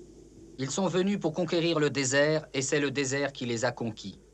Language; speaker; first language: French; native; French